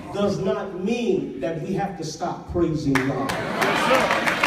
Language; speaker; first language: English; native; English